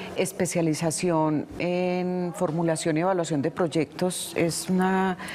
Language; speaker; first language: Spanish; native; Spanish